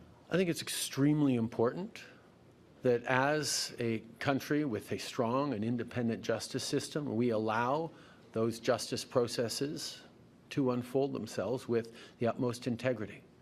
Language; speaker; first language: English; native; English